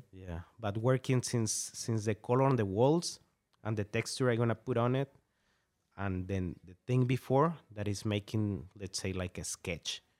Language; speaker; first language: English; non-native, fluent; Spanish